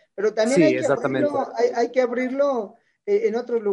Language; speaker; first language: Spanish; native; Spanish